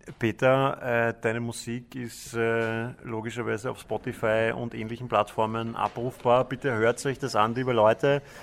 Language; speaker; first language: German; native; German